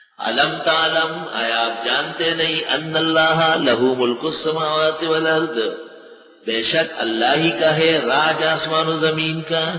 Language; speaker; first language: Urdu; non-native, local second language; Pashto